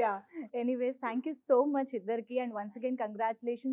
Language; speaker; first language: Telugu; native; Telugu